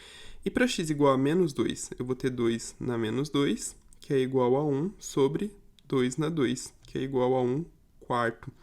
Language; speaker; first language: Portuguese; native; Portuguese